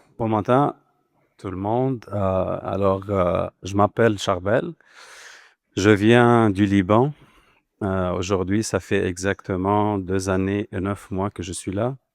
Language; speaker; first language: French; non-native, local second language; Arabic